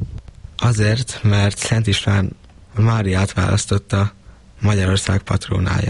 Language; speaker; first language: Hungarian; native; Hungarian